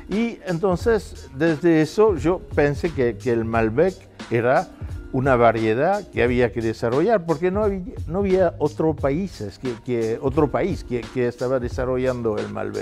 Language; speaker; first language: Spanish; non-native, fluent; French